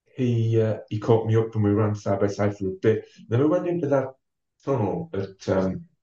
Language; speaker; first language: English; native; English